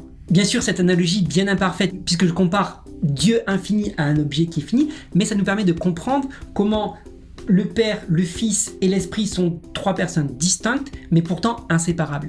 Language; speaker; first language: French; native; French